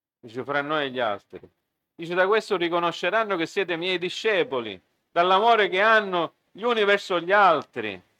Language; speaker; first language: Italian; early bilingual, heritage; Italian